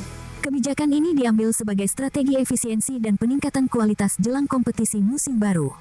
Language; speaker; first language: Indonesian; native; Indonesian